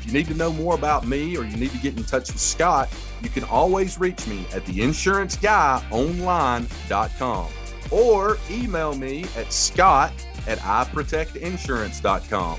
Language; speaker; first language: English; native; English